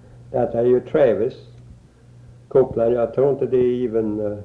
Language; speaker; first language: Swedish; early bilingual, heritage; Swedish